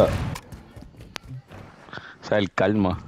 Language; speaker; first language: Spanish; native; Spanish